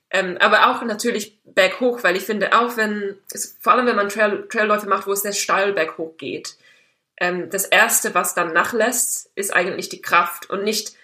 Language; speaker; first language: German; non-native, fluent; English